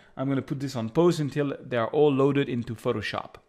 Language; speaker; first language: English; non-native, fluent; French